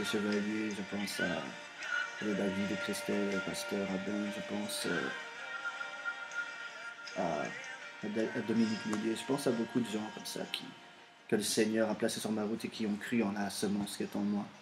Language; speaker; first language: French; native; French